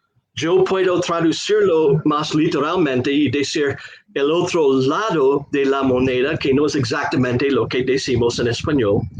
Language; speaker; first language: Spanish; non-native, fluent; English